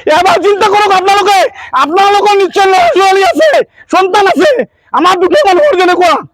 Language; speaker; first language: Assamese; non-native, local second language; Bangla